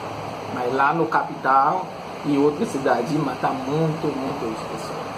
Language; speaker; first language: Portuguese; non-native, learner; Haitian Creole